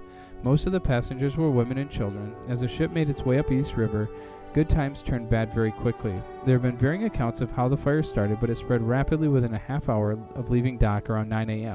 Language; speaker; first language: English; native; English